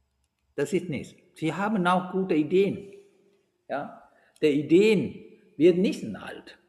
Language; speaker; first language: German; non-native, fluent; Sinhala